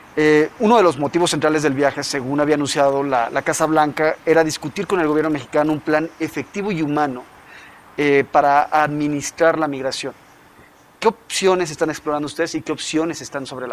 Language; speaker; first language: Spanish; native; Spanish